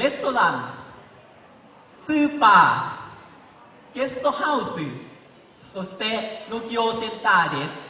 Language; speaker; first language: Japanese; non-native, learner; Lao